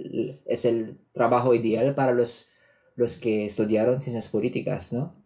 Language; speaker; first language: Spanish; non-native, fluent; Filipino